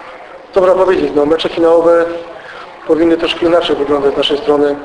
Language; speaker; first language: Polish; native; Polish